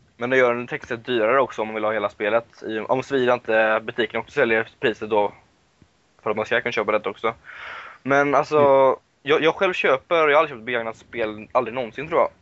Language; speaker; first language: Swedish; native; Swedish